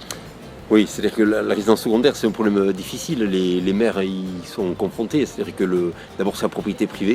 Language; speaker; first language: French; native; French